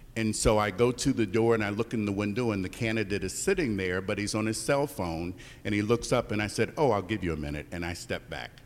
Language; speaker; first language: English; native; English